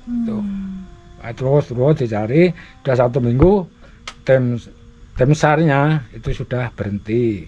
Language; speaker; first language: Indonesian; non-native, local second language; Javanese